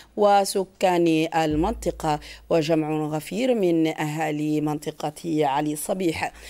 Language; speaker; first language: Arabic; non-native, local second language; Somali